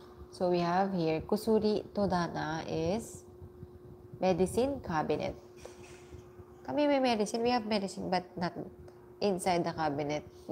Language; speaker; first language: English; non-native, local second language; Filipino